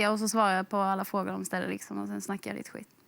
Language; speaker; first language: Swedish; native; Swedish